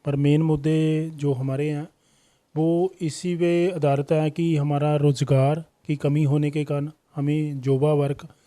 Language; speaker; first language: Hindi; non-native, local second language; Punjabi